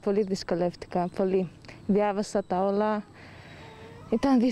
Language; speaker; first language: Greek; non-native, local second language; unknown